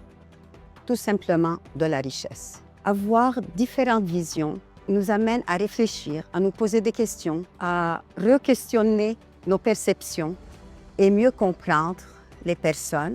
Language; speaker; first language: French; non-native, local second language; Arabic